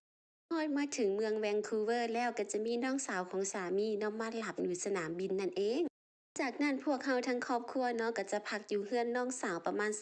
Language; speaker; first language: Thai; non-native, local second language; Lao